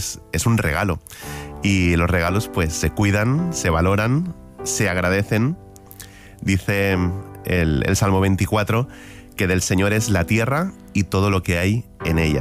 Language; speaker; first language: Spanish; native; Spanish